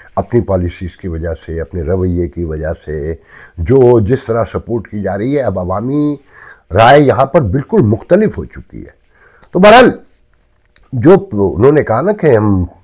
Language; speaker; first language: Urdu; native; Urdu